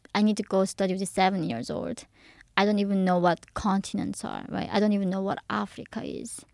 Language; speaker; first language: English; early bilingual, other home language; Korean